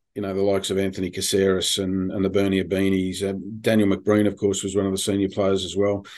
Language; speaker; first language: English; native; English